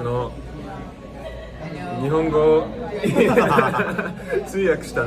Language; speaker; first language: Japanese; non-native, learner; English